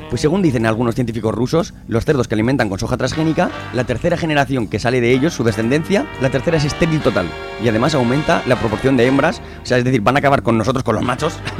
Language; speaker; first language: Spanish; native; Spanish